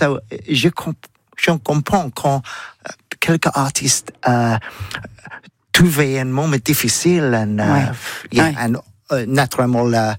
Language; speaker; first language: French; non-native, learner; English